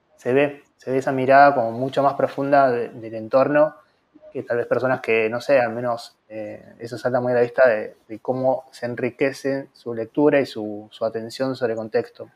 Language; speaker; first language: Spanish; native; Spanish